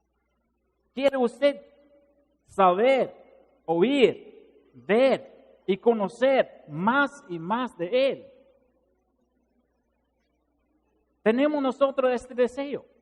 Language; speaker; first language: Spanish; non-native, fluent; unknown